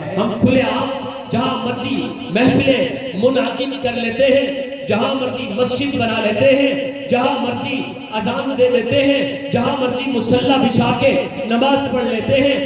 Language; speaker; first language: Urdu; non-native, local second language; Pashto